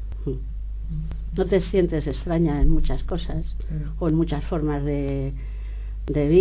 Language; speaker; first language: Spanish; native; Spanish